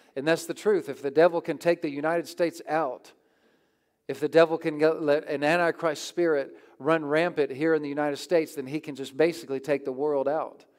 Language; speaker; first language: English; native; English